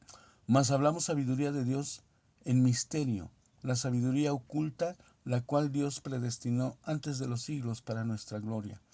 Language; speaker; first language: Spanish; native; Spanish